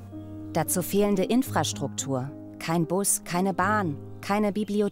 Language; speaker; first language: German; native; German